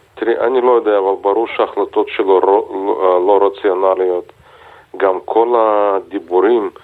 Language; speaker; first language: Hebrew; non-native, fluent; Russian